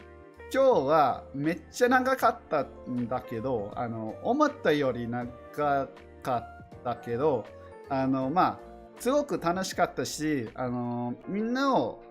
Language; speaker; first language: Japanese; non-native, learner; English